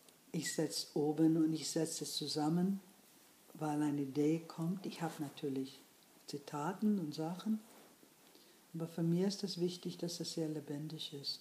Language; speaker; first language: German; non-native, fluent; English